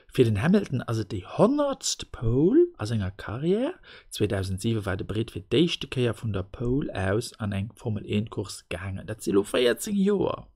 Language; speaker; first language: German; non-native, local second language; Luxembourgish